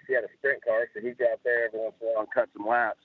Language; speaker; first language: English; native; English